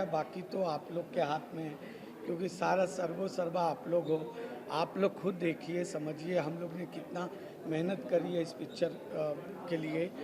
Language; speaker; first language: Hindi; native; Hindi